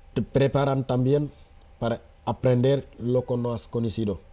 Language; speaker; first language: Spanish; non-native, fluent; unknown